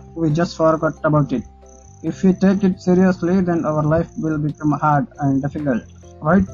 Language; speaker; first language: English; non-native, local second language; Urdu